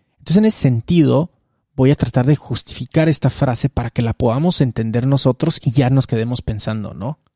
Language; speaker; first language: Spanish; native; Spanish